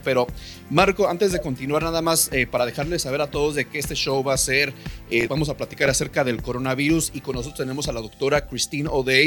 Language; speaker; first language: Spanish; native; Spanish